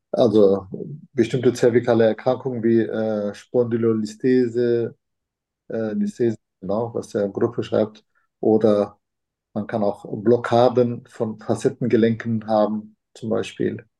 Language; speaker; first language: German; non-native, fluent; Turkish